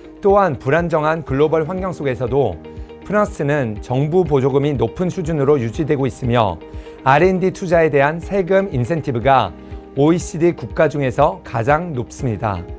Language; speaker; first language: Korean; early bilingual, heritage; Korean